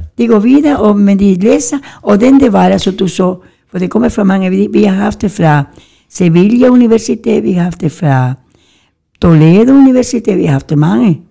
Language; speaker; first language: Danish; non-native, fluent; Spanish